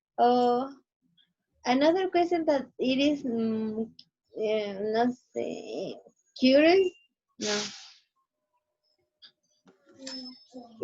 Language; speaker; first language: English; non-native, learner; Spanish